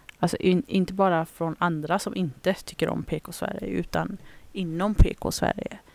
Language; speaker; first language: Swedish; early bilingual, other home language; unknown